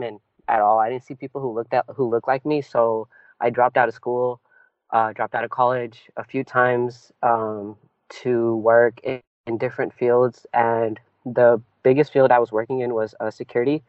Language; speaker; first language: English; early bilingual, other home language; Punjabi